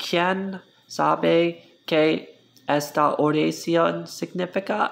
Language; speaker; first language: Spanish; non-native, learner; English